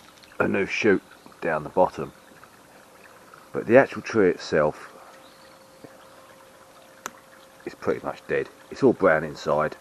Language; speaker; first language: English; native; English